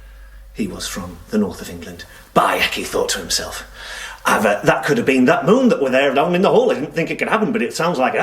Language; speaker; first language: English; native; English